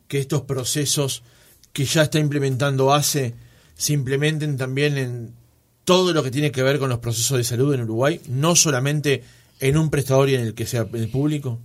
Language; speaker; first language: Spanish; native; Spanish